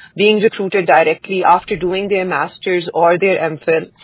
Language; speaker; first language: English; non-native, local second language; Urdu